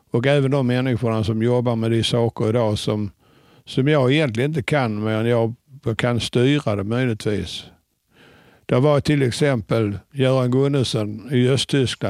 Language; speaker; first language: Swedish; native; Swedish